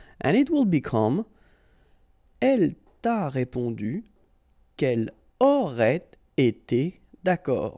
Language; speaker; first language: French; native; French